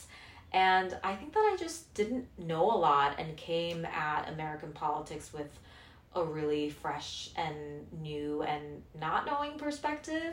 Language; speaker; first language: English; non-native, local second language; Korean